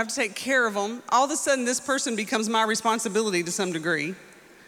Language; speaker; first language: English; native; English